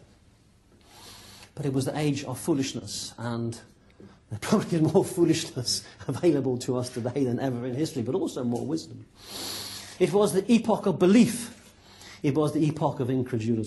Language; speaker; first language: English; native; English